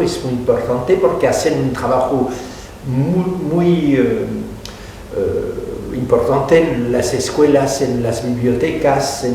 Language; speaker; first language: Spanish; non-native, fluent; French